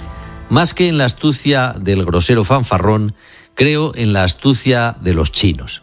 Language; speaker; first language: Spanish; native; Spanish